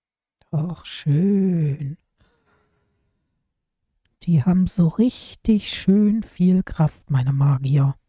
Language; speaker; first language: German; native; German